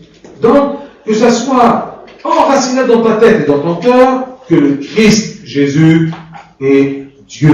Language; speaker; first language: French; non-native, fluent; Arabic